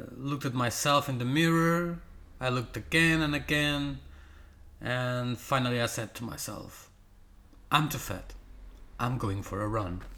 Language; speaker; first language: English; non-native, fluent; Portuguese